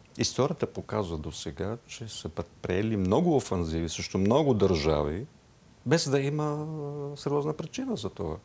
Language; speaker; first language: Bulgarian; non-native, fluent; Arabic